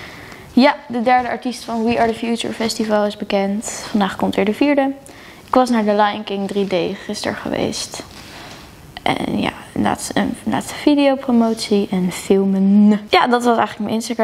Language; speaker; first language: Dutch; native; Dutch